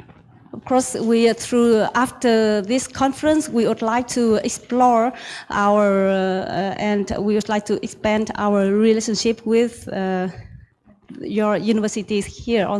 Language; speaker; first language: English; non-native, learner; Vietnamese